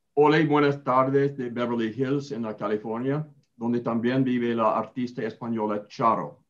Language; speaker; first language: Spanish; non-native, learner; English